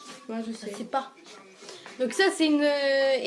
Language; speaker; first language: French; native; French